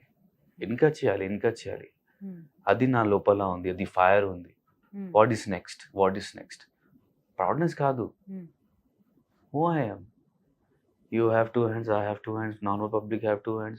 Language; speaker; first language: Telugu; non-native, local second language; Urdu